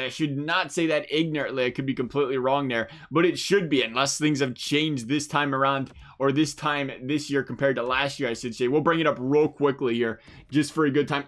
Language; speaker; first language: English; native; English